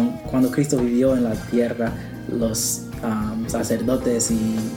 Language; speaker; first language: Spanish; non-native, learner; English